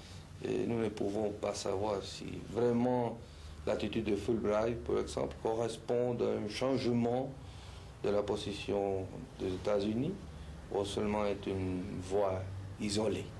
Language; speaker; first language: French; non-native, learner; Spanish